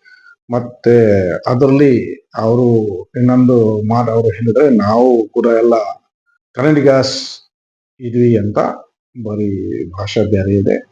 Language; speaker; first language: Kannada; non-native, learner; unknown